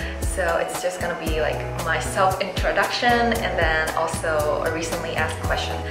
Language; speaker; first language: English; non-native, fluent; Japanese